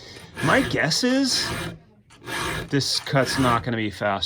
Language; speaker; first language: English; native; English